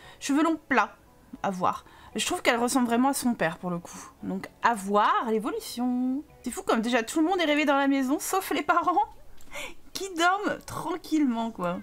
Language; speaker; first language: French; native; French